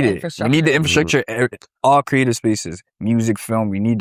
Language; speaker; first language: English; native; English